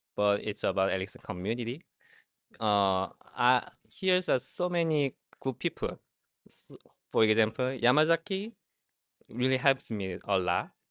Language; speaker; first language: English; non-native, learner; Korean